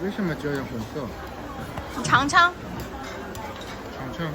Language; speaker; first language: Chinese; non-native, learner; Korean